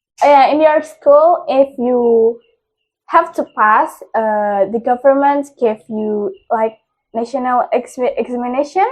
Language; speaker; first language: English; non-native, local second language; Indonesian